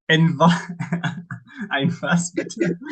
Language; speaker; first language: German; non-native, fluent; Arabic